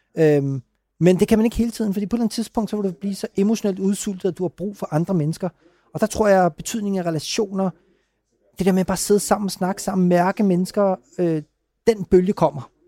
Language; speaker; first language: Danish; early bilingual, other home language; Urdu